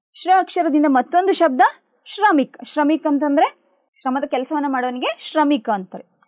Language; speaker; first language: Kannada; native; Kannada